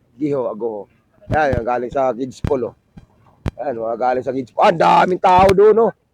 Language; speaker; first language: Filipino; non-native, local second language; Cebuano